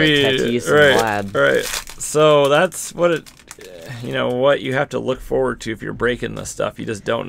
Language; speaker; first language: English; native; English